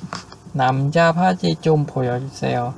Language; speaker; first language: Korean; non-native, fluent; Khmer